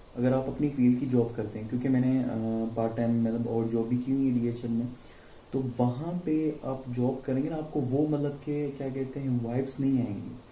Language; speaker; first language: Urdu; non-native, local second language; Sindhi